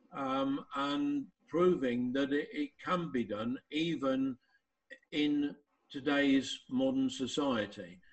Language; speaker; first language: English; native; English